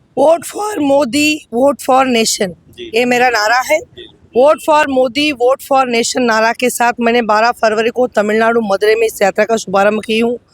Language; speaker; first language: Hindi; non-native, local second language; Tamil